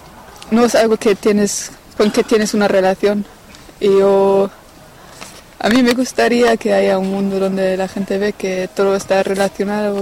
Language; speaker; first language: Spanish; non-native, fluent; French